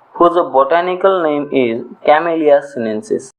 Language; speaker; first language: English; non-native, local second language; Marathi